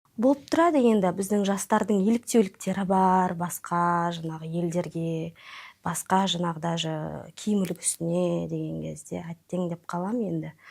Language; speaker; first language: Kazakh; non-native, local second language; Russian